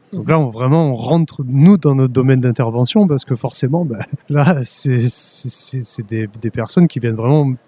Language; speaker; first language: French; native; French